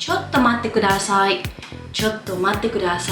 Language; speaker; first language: Japanese; non-native, fluent; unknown